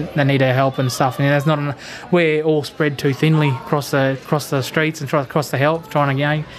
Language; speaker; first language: English; native; English